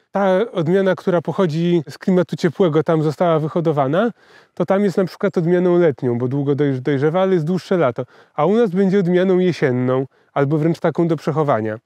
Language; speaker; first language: Polish; native; Polish